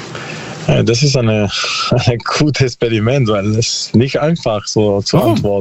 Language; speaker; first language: German; non-native, learner; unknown